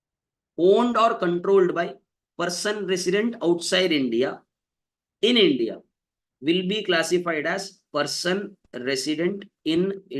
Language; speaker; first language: English; non-native, local second language; Kannada